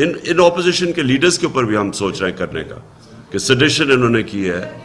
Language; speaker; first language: Urdu; native; Urdu